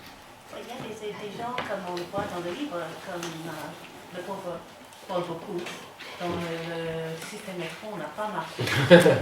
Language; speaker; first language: French; non-native, fluent; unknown